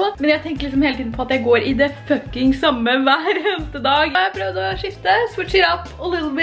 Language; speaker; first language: Norwegian; native; Norwegian